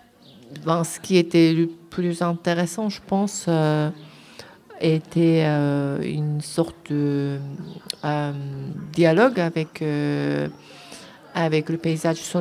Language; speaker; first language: French; non-native, fluent; Japanese